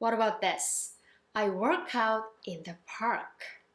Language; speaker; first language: English; non-native, fluent; Korean